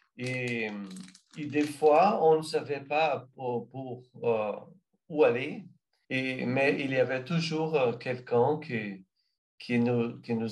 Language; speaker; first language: French; non-native, learner; Portuguese